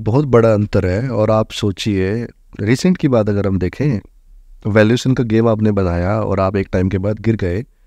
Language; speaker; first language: Hindi; native; Hindi